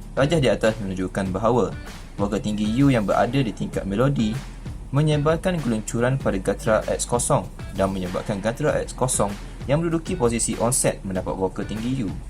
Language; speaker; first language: Malay; native; Malay